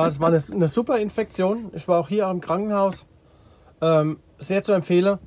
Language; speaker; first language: German; native; German